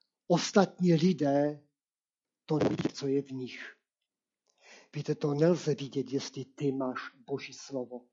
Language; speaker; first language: Czech; non-native, local second language; Polish